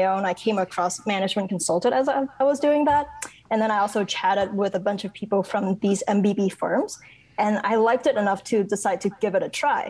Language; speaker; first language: English; non-native, local second language; Cantonese